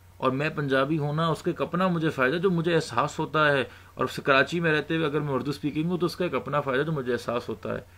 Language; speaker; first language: Urdu; native; Urdu